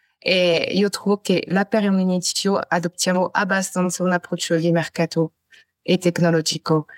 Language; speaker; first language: Italian; non-native, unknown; French